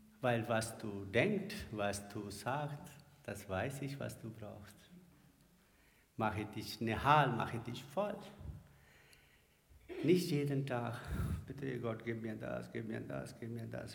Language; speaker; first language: German; non-native, learner; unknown